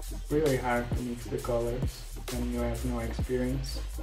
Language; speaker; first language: English; non-native, fluent; Portuguese